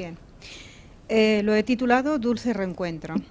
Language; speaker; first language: Spanish; native; Spanish